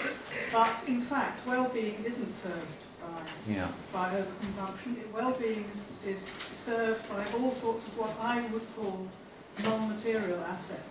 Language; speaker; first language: English; native; English